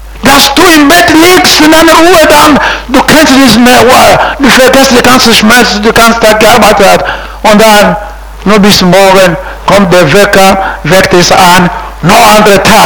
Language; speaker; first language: German; non-native, fluent; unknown